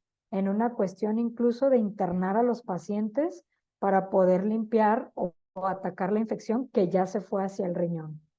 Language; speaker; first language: Spanish; native; Spanish